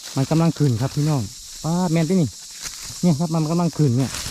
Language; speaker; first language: Thai; non-native, local second language; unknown